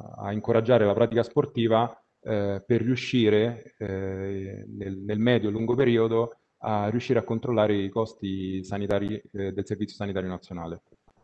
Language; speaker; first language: Italian; native; Italian